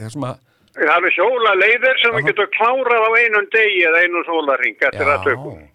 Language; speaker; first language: Icelandic; native; Icelandic